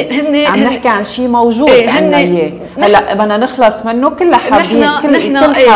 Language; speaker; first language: Arabic; native; Arabic